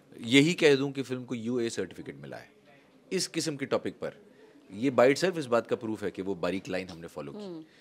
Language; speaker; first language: Hindi; native; Hindi